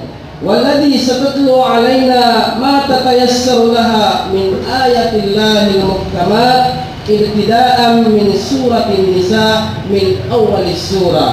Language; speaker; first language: Arabic; non-native, learner; Maranao